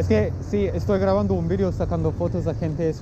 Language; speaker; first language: Spanish; non-native, learner; English